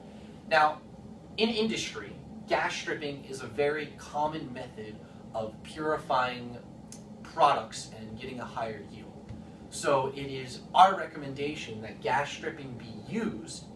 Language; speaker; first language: English; native; English